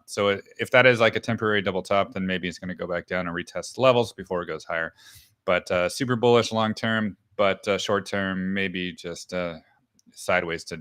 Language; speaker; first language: English; native; English